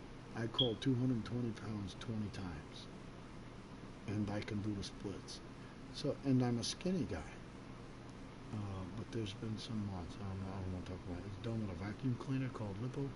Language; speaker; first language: English; native; English